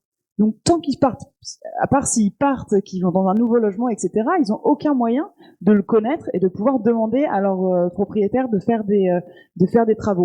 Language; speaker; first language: French; native; French